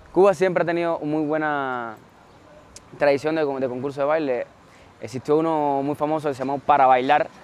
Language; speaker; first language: Spanish; native; Spanish